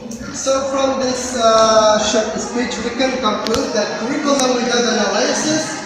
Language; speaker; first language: English; non-native, learner; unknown